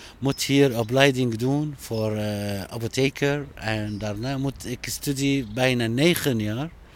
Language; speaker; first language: Dutch; non-native, learner; Arabic